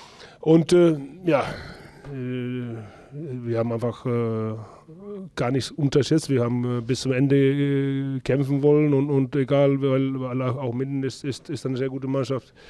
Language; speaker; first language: German; non-native, fluent; Icelandic